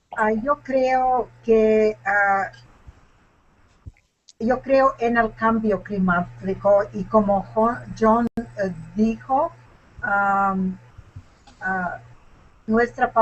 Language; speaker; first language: Spanish; non-native, learner; English